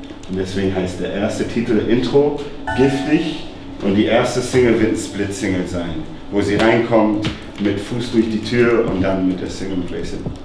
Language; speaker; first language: German; native; German